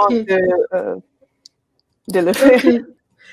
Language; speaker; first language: French; non-native, learner; English